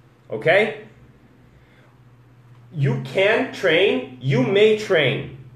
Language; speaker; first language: English; non-native, fluent; Portuguese